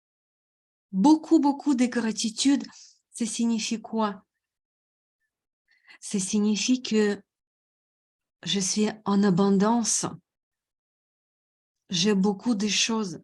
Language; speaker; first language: French; non-native, fluent; Russian